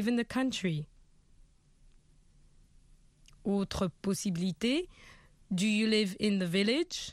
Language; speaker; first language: English; non-native, fluent; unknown